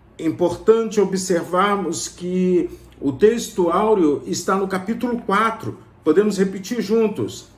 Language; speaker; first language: Portuguese; native; Portuguese